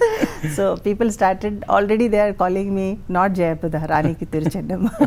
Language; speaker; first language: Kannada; non-native, learner; Telugu